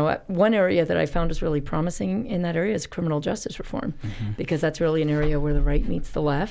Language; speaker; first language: English; native; English